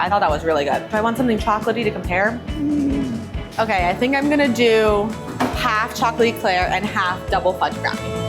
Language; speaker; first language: English; native; English